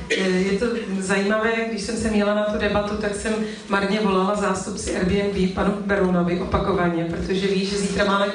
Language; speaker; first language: Czech; native; Czech